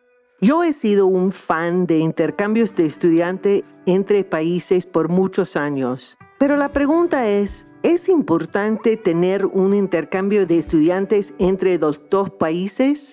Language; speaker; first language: Spanish; non-native, fluent; English